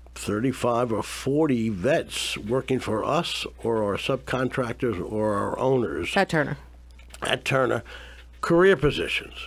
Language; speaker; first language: English; native; English